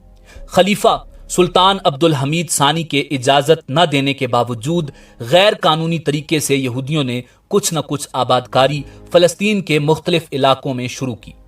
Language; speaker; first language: Urdu; native; Urdu